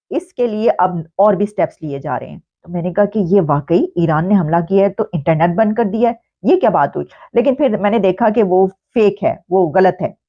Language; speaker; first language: Urdu; native; Urdu